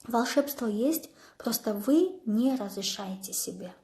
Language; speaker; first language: Russian; non-native, local second language; Kazakh